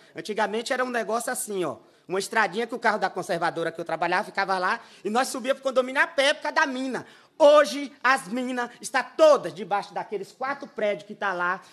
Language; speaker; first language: Portuguese; native; Portuguese